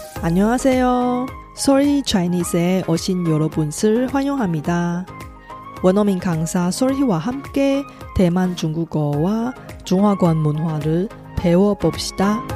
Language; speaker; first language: Korean; non-native, fluent; Chinese